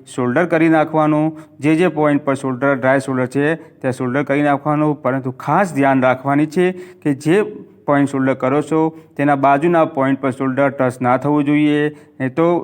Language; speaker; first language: Gujarati; non-native, local second language; Hindi